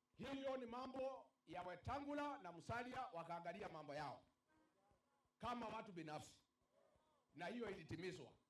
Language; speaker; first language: Swahili; non-native, local second language; Kikuyu